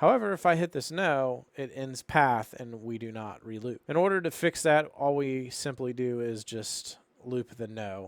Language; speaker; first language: English; native; English